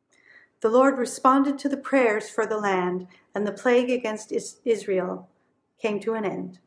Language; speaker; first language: English; native; English